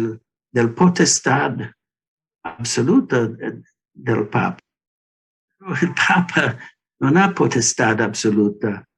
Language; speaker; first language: Spanish; non-native, learner; English